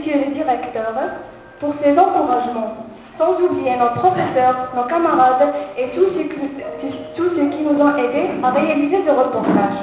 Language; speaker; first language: French; non-native, local second language; Arabic